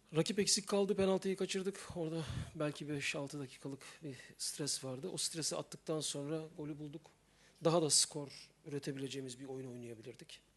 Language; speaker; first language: Turkish; native; Turkish